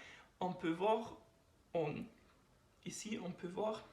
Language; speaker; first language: French; non-native, learner; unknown